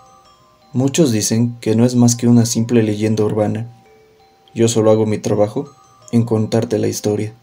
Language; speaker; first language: Spanish; native; Spanish